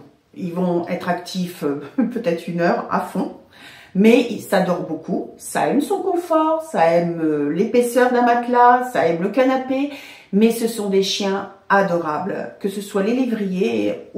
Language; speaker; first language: French; native; French